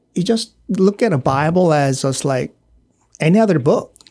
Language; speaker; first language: English; non-native, fluent; Korean